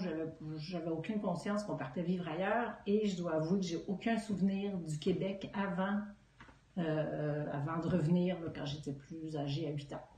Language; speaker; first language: French; native; French